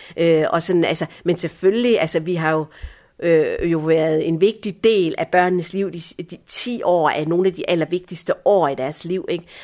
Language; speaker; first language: Danish; early bilingual, other home language; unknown